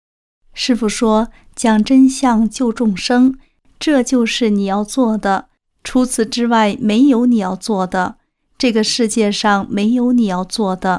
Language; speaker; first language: Chinese; native; Chinese